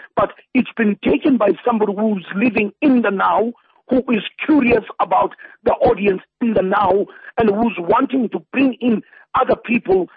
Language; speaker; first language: English; non-native, local second language; Zulu